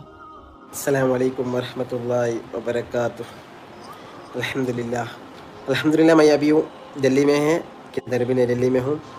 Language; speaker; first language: Hindi; non-native, local second language; Malayalam